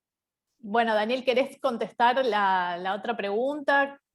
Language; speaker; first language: Spanish; native; Spanish